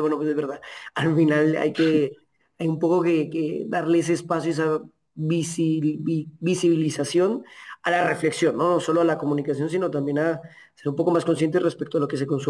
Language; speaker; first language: Spanish; native; Spanish